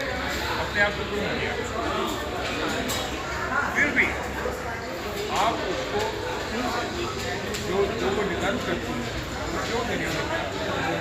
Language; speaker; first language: Hindi; native; Hindi